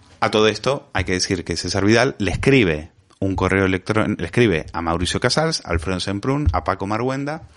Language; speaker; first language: Spanish; native; Spanish